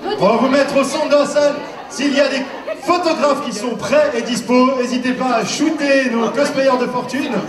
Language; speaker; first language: French; native; French